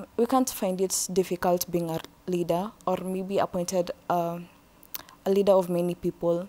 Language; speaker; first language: English; non-native, local second language; Swahili